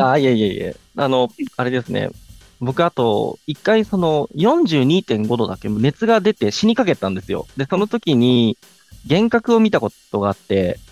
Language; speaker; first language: Japanese; native; Japanese